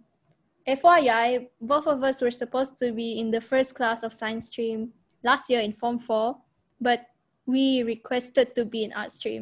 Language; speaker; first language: English; non-native, local second language; Malay